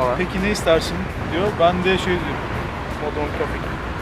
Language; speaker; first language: Turkish; native; Turkish